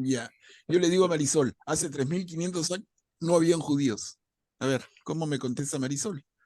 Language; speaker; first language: Spanish; native; Spanish